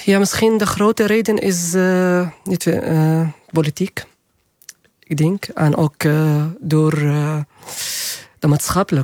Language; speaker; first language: Dutch; non-native, learner; Arabic